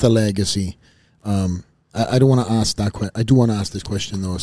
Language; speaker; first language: English; native; English